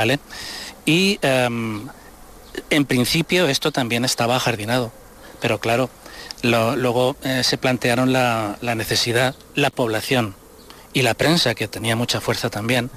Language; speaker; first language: Spanish; native; Spanish